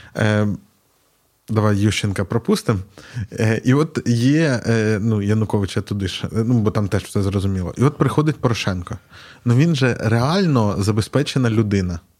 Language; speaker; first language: Ukrainian; native; Ukrainian